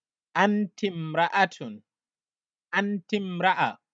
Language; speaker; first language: Arabic; non-native, fluent; Wolof